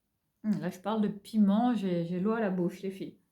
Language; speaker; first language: French; native; French